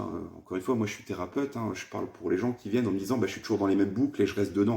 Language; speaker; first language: French; native; French